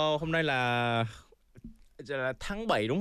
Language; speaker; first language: Vietnamese; non-native, fluent; Korean